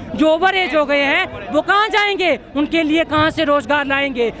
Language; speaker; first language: Hindi; native; Hindi